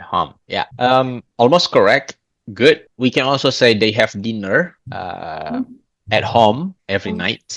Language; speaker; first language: English; non-native, fluent; Indonesian